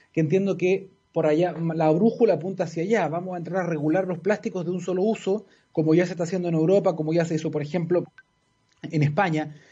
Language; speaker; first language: Spanish; native; Spanish